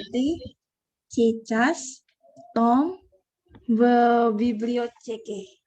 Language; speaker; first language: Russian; non-native, learner; Indonesian